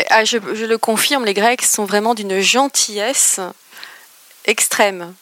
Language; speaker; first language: French; native; French